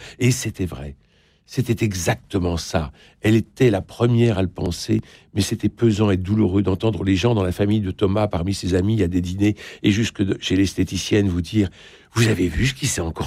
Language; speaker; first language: French; native; French